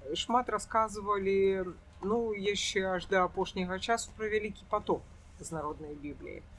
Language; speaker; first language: Belarusian; native; Belarusian